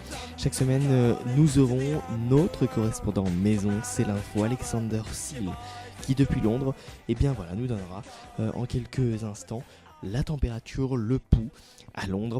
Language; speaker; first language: French; native; French